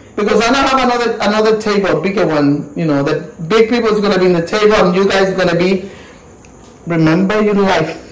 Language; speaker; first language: English; non-native, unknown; Spanish